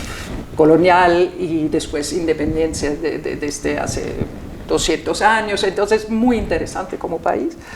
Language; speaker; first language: Spanish; non-native, fluent; German